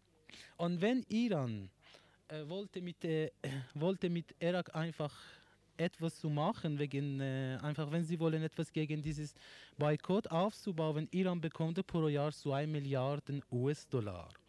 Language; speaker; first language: German; non-native, learner; Persian